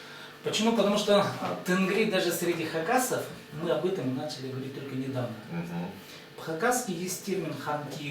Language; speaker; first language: Russian; native; Russian